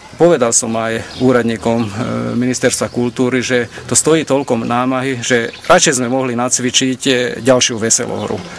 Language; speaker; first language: Slovak; non-native, local second language; Hungarian